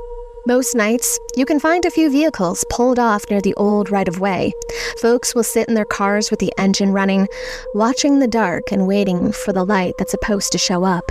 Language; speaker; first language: English; native; English